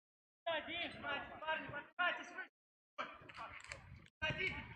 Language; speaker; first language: Russian; native; Russian